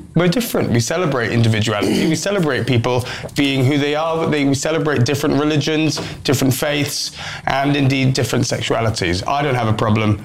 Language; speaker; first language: English; native; English